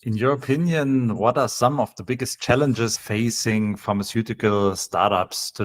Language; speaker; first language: English; non-native, fluent; German